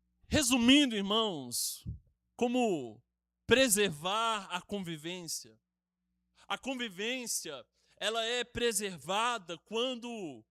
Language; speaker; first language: Portuguese; native; Portuguese